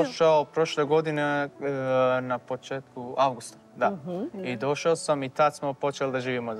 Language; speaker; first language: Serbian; non-native, fluent; Turkish